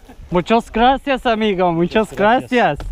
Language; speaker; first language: Spanish; non-native, learner; Turkish